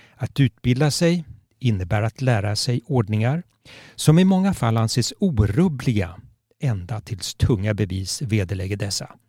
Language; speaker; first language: Swedish; native; Swedish